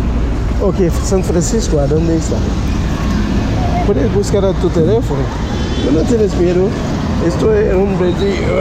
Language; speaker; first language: Spanish; non-native, learner; Haitian Creole